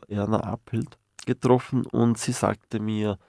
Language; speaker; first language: German; non-native, fluent; Spanish